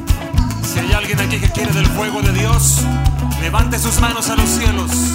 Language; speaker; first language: Spanish; native; Spanish